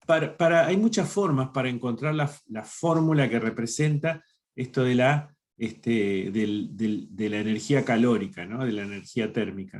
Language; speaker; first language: Spanish; native; Spanish